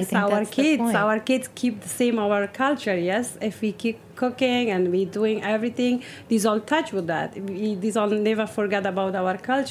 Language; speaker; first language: English; non-native, learner; Persian